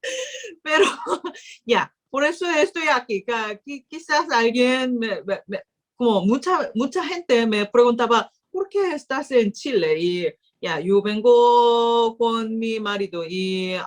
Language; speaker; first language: Spanish; non-native, learner; Korean